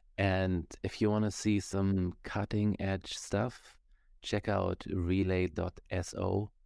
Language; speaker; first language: English; non-native, fluent; German